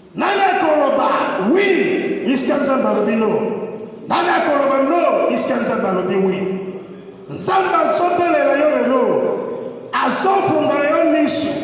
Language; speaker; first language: Lingala; non-native, fluent; Igbo